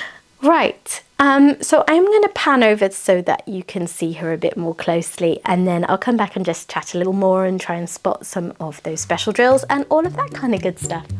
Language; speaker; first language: English; native; English